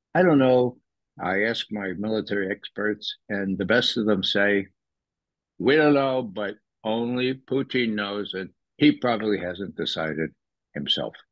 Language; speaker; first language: English; native; English